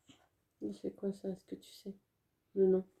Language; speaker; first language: French; native; French